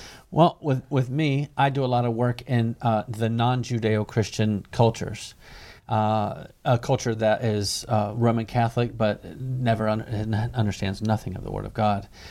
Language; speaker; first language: English; native; English